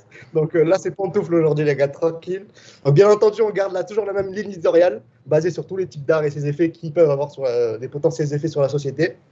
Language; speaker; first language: French; native; French